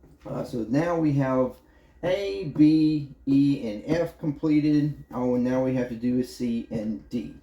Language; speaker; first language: English; native; English